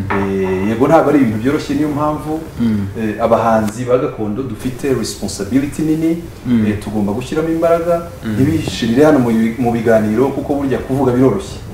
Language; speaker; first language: Kinyarwanda; early bilingual, heritage; Kinyarwanda